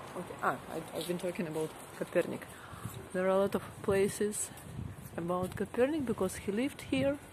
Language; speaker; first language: English; non-native, fluent; Russian